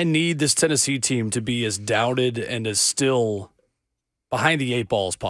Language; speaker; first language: English; native; English